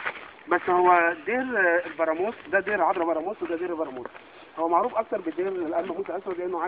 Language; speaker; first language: Arabic; native; Arabic